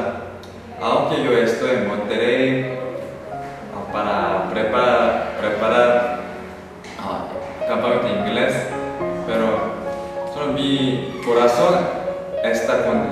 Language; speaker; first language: Spanish; non-native, learner; Korean